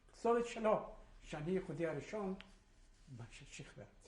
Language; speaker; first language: Hebrew; non-native, fluent; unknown